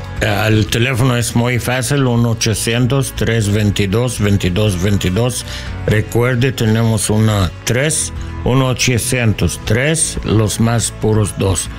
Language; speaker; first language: Spanish; non-native, learner; English